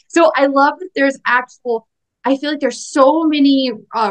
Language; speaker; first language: English; native; English